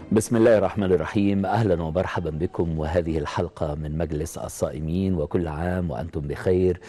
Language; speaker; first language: Arabic; native; Arabic